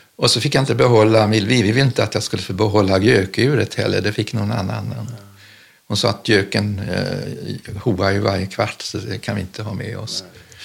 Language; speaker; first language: Swedish; early bilingual, other home language; German